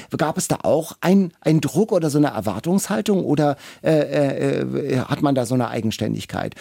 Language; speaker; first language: German; native; German